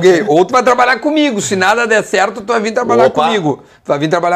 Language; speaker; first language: Portuguese; native; Portuguese